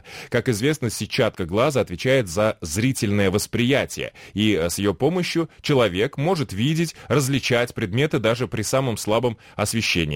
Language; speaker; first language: Russian; native; Russian